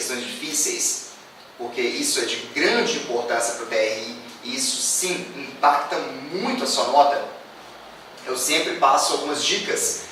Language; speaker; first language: Portuguese; native; Portuguese